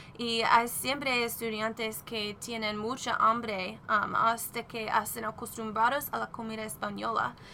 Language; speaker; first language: Spanish; non-native, learner; English